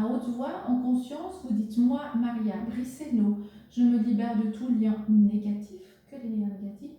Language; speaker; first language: French; native; French